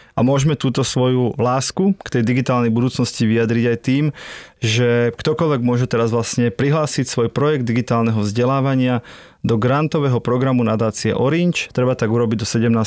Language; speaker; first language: Slovak; native; Slovak